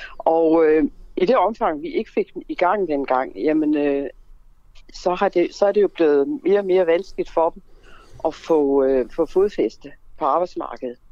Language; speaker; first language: Danish; native; Danish